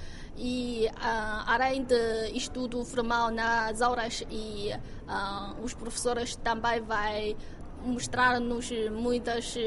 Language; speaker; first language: Portuguese; non-native, fluent; Chinese